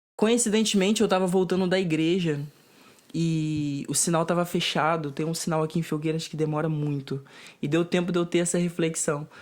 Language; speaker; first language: Portuguese; native; Portuguese